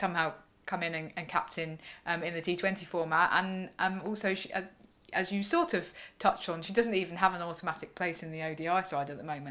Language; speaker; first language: English; native; English